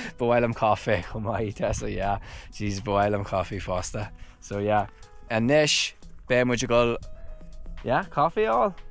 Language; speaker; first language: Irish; non-native, local second language; English